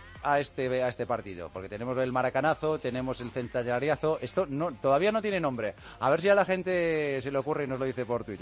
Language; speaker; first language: Spanish; native; Spanish